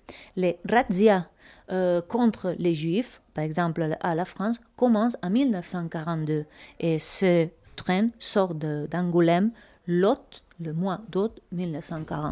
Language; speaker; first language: French; non-native, fluent; Spanish